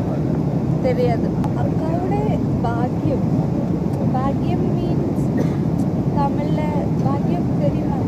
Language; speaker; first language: Tamil; non-native, learner; Malayalam